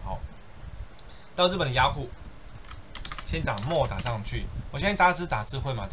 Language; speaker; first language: Chinese; native; Chinese